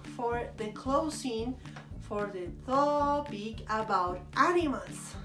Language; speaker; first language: English; non-native, learner; Spanish